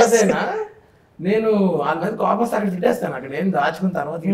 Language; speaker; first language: Telugu; native; Telugu